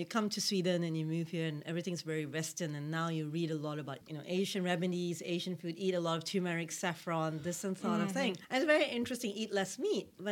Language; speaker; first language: English; non-native, local second language; Tamil